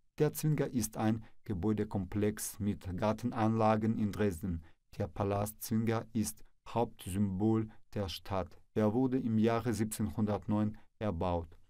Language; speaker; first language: German; non-native, fluent; Russian